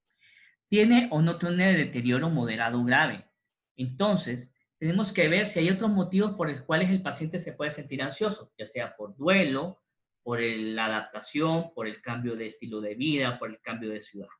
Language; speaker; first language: Spanish; native; Spanish